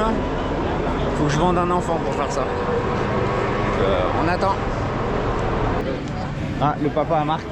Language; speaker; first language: French; native; French